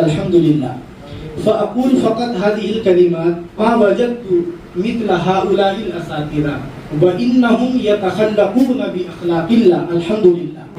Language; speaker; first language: Arabic; non-native, fluent; Urdu